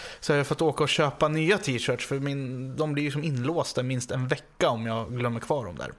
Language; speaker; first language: Swedish; native; Swedish